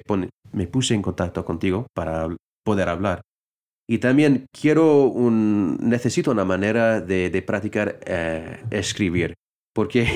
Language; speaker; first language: Spanish; non-native, fluent; English